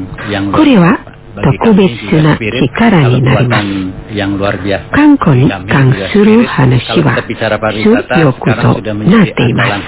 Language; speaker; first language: Japanese; non-native, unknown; Indonesian